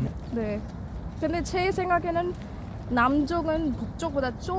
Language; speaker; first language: Korean; non-native, learner; Hindi